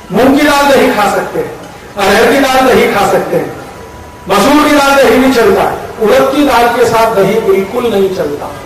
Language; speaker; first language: Hindi; native; Hindi